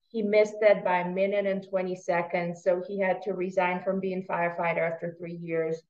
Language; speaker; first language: English; non-native, fluent; Russian